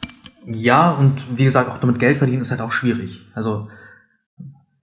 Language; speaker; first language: German; native; German